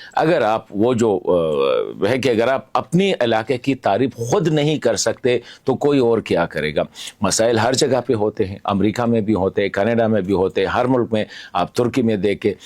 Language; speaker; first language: Urdu; non-native, local second language; Pashto